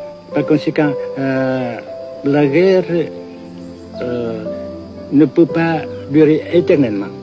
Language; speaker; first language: French; non-native, fluent; Vietnamese